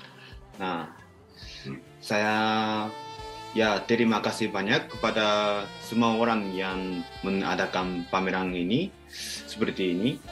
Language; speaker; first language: Indonesian; non-native, fluent; Japanese